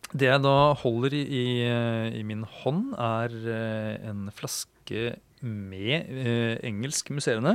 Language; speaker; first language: Norwegian; native; Norwegian